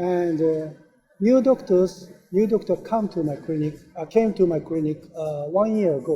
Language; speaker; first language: English; non-native, learner; Japanese